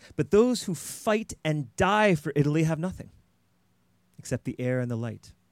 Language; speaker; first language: English; native; English